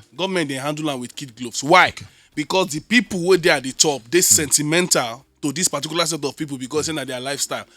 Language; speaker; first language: Nigerian Pidgin; native; Nigerian Pidgin